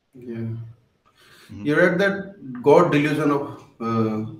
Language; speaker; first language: English; non-native, local second language; Punjabi